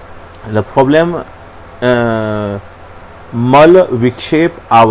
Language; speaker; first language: French; non-native, learner; Hindi